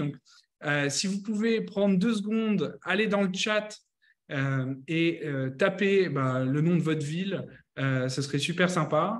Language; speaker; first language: French; native; French